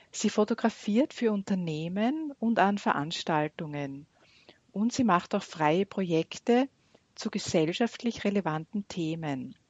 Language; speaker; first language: German; native; German